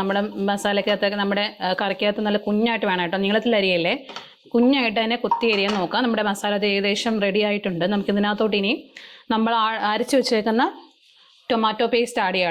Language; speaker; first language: Malayalam; native; Malayalam